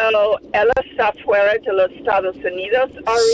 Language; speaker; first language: Spanish; non-native, learner; English